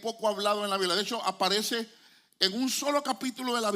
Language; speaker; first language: Spanish; native; Spanish